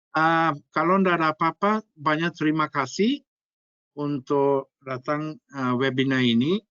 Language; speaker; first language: Indonesian; non-native, fluent; English